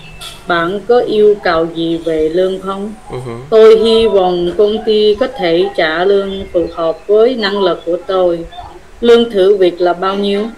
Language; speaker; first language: Vietnamese; non-native, learner; Khmer